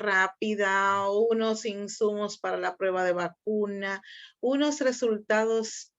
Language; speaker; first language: Spanish; native; Spanish